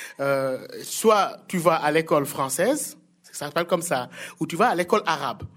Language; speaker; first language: French; non-native, local second language; Wolof